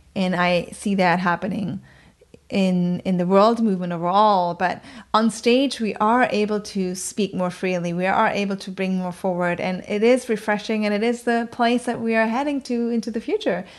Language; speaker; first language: English; non-native, fluent; German